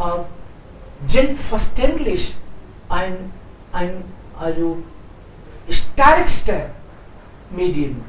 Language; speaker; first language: German; non-native, fluent; Hindi